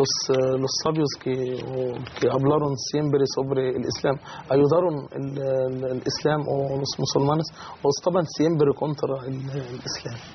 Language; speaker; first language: Spanish; non-native, fluent; Arabic